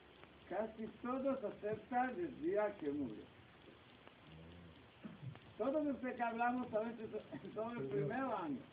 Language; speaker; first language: Spanish; non-native, learner; Hebrew